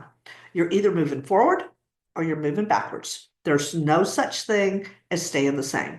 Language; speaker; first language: English; native; English